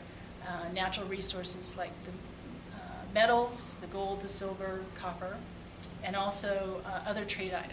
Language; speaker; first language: English; native; English